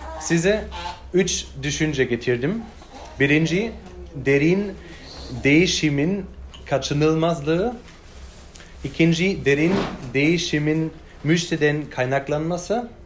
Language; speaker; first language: Turkish; non-native, learner; German